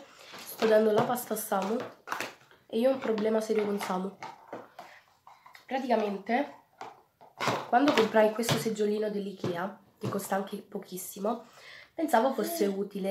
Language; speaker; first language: Italian; native; Italian